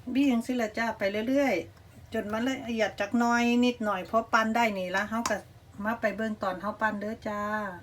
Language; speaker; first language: Thai; native; Thai